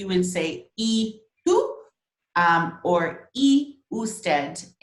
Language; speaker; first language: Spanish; non-native, fluent; English